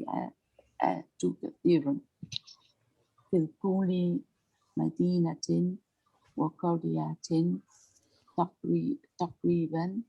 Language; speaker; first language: Arabic; non-native, learner; English